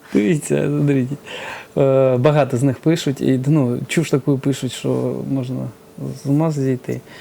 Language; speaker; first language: Ukrainian; early bilingual, other home language; Georgian